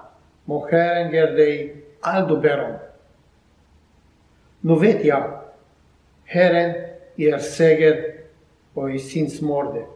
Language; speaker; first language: Swedish; non-native, learner; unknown